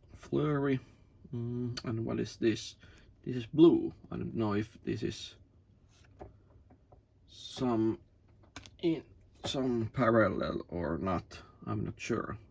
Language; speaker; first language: English; non-native, learner; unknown